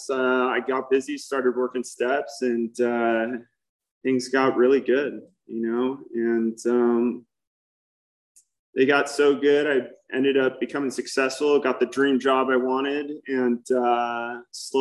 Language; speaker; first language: English; native; English